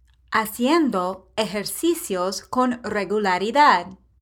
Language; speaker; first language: Spanish; non-native, fluent; English